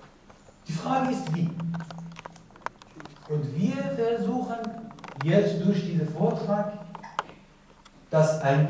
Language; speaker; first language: German; non-native, learner; Persian